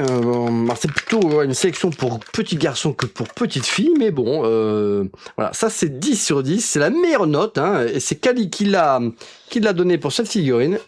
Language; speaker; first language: French; native; French